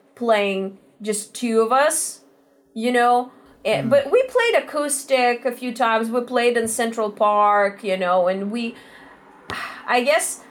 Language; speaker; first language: English; non-native, fluent; Russian